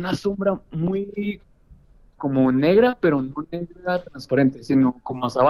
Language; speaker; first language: Spanish; native; Spanish